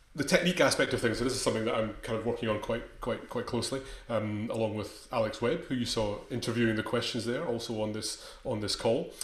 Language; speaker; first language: English; native; English